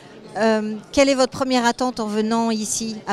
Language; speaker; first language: French; native; French